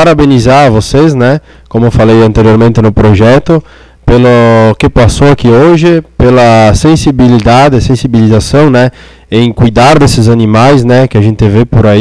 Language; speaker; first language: Portuguese; native; Portuguese